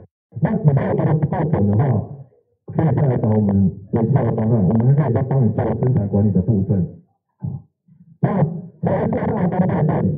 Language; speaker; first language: Chinese; native; Chinese